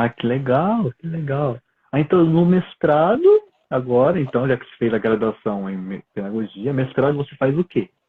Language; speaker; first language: Portuguese; early bilingual, other home language; Japanese